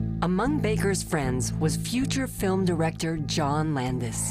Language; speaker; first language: English; native; English